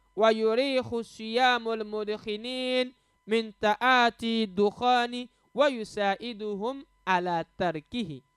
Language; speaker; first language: Arabic; non-native, fluent; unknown